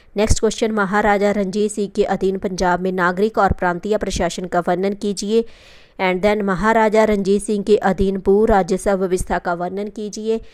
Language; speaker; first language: Hindi; non-native, local second language; Punjabi